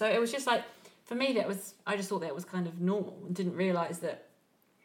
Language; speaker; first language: English; native; English